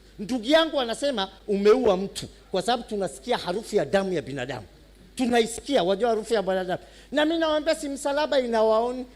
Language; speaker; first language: Swahili; non-native, fluent; Somali